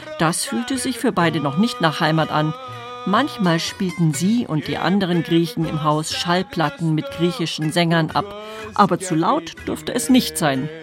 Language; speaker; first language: German; native; German